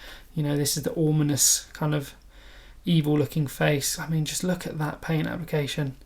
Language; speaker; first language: English; native; English